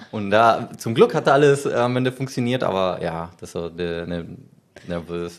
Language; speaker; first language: German; non-native, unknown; Spanish